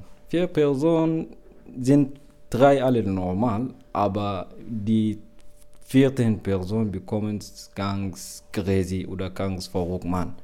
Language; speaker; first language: German; non-native, learner; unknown